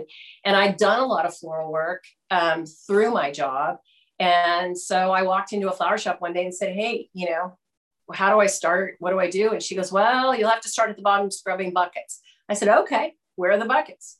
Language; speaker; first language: English; native; English